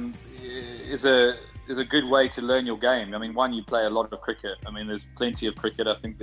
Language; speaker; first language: English; native; English